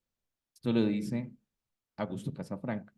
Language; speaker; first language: Spanish; native; Spanish